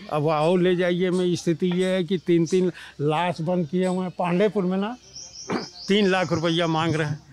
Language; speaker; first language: Hindi; native; Hindi